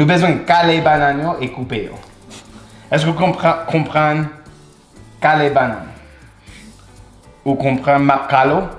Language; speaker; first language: Haitian Creole; non-native, learner; English